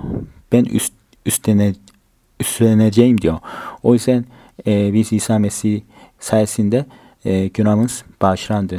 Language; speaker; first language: Turkish; non-native, fluent; Korean